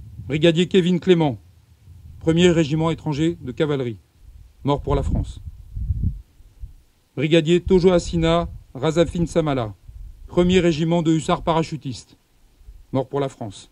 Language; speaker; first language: French; native; French